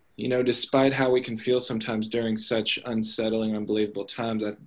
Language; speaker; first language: English; native; English